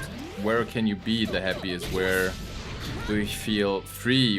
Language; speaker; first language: English; non-native, fluent; German